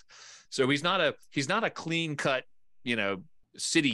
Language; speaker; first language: English; native; English